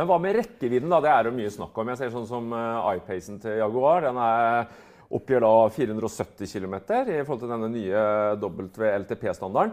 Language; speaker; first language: Norwegian; native; Norwegian